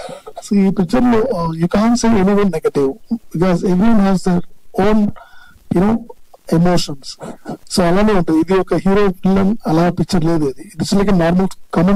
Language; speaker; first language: Telugu; non-native, learner; Tamil